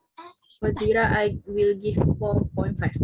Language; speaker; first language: English; non-native, learner; Malay